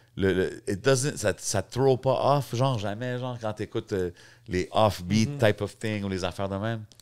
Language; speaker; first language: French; native; French